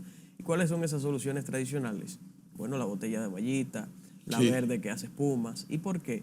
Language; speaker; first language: Spanish; native; Spanish